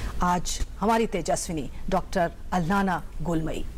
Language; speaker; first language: Hindi; native; Hindi